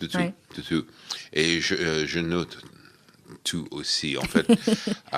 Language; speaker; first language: French; non-native, fluent; English